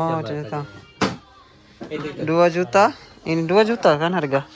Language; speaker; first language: Indonesian; non-native, learner; Urdu